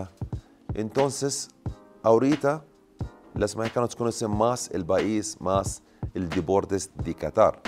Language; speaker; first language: Spanish; non-native, learner; Arabic